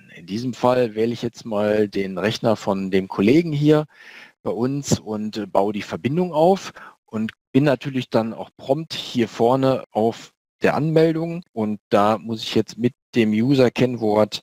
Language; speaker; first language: German; native; German